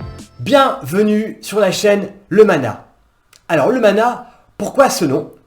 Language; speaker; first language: French; native; French